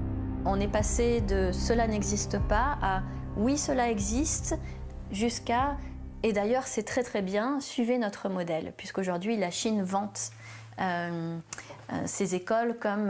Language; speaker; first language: French; native; French